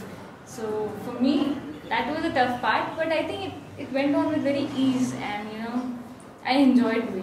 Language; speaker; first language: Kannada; non-native, fluent; Hindi